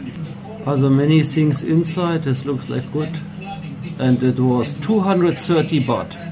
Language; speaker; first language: English; non-native, learner; German